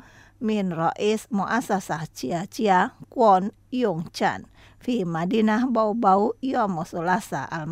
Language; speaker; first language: Arabic; non-native, fluent; Indonesian